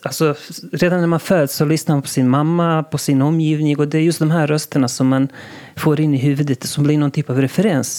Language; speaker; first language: Swedish; non-native, local second language; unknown